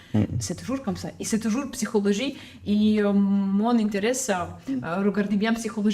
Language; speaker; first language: French; non-native, learner; Ukrainian